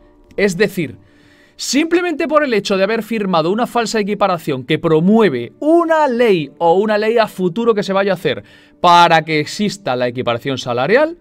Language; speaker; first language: Spanish; native; Spanish